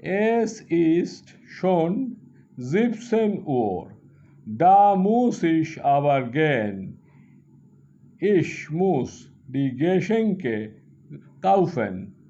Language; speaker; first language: German; non-native, fluent; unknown